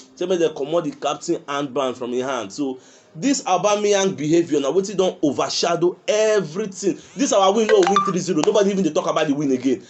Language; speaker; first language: Nigerian Pidgin; non-native, local second language; Yoruba